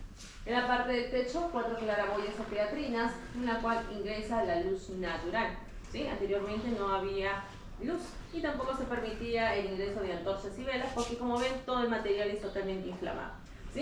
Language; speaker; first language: Spanish; native; Spanish